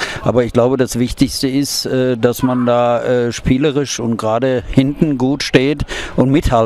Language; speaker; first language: German; native; German